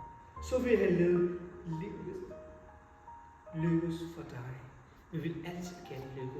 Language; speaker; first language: Danish; non-native, fluent; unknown